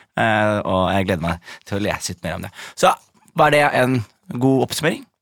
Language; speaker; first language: Norwegian; early bilingual, other home language; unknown